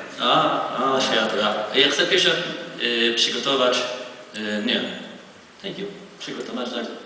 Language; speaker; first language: Polish; non-native, learner; Hebrew